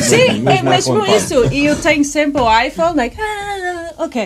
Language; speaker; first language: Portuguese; non-native, fluent; English